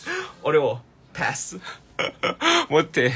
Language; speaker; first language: Korean; non-native, learner; Thai